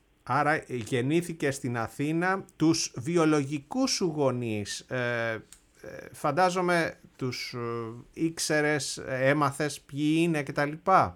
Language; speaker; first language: Greek; native; Greek